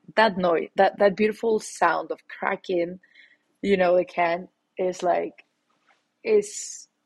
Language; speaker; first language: English; non-native, fluent; Spanish